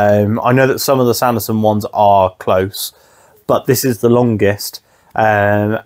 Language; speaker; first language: English; native; English